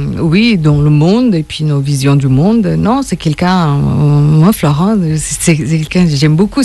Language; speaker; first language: French; non-native, fluent; Spanish